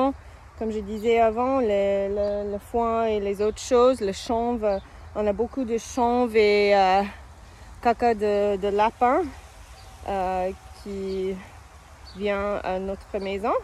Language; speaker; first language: French; non-native, fluent; English